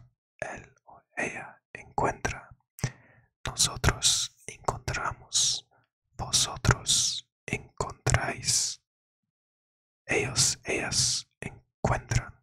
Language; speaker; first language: Spanish; non-native, learner; English